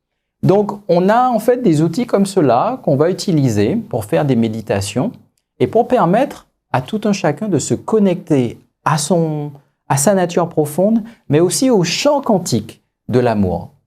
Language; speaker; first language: French; native; French